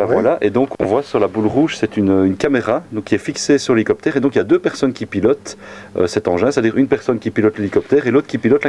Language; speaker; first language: French; native; French